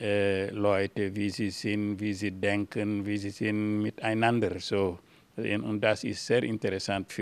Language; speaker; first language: German; non-native, learner; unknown